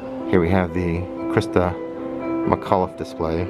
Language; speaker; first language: English; native; English